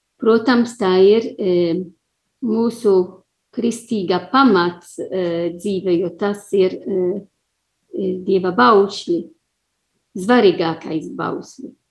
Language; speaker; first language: Latvian; non-native, learner; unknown